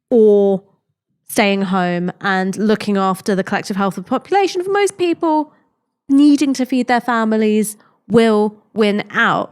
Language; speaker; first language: English; native; English